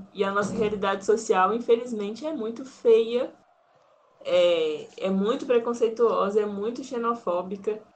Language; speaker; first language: Portuguese; native; Portuguese